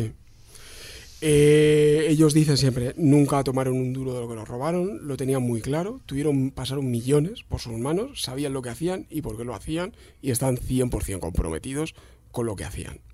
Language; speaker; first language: Spanish; native; Spanish